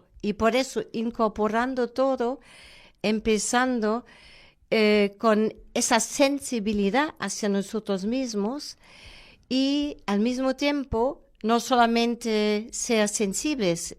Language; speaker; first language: Spanish; non-native, fluent; German